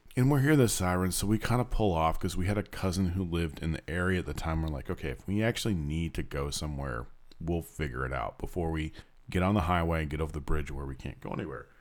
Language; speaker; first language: English; native; English